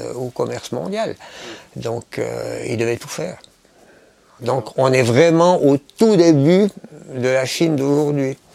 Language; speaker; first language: French; native; French